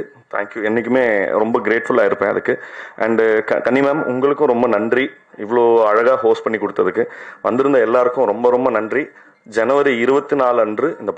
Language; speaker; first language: Tamil; native; Tamil